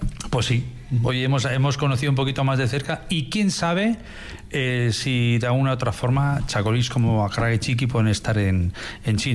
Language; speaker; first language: Spanish; native; Spanish